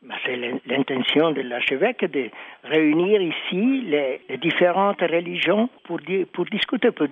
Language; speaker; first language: French; non-native, fluent; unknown